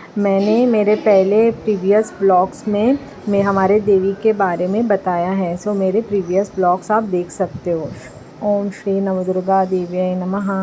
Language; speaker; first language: Hindi; non-native, local second language; Konkani